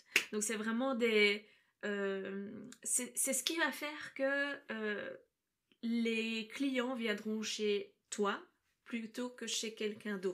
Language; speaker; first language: French; native; French